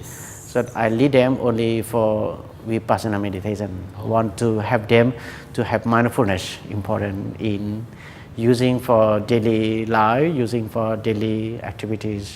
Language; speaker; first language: English; non-native, learner; Khmer